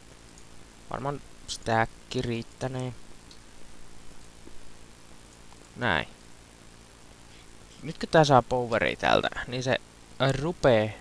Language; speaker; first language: Finnish; native; Finnish